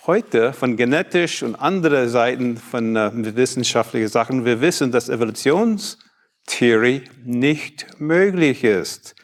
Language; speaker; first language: German; non-native, learner; English